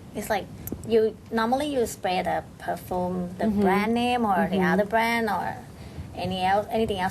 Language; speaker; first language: English; non-native, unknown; Thai